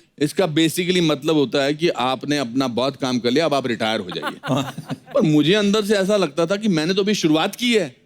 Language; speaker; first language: Hindi; native; Hindi